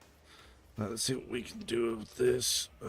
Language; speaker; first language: English; native; English